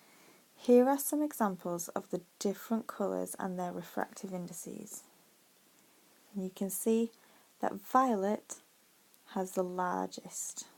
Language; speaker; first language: English; native; English